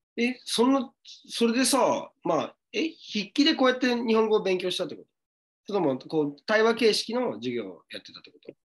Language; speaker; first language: Japanese; native; Japanese